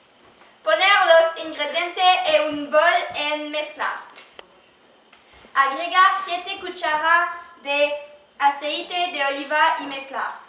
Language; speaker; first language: Spanish; non-native, learner; French